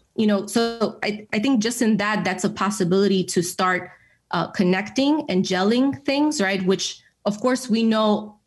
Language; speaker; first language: English; native; English